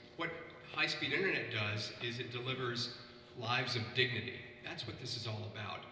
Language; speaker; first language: English; native; English